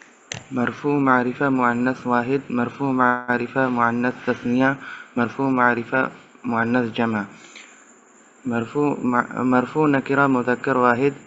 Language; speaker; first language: Arabic; non-native, learner; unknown